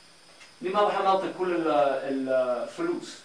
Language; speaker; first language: Arabic; non-native, learner; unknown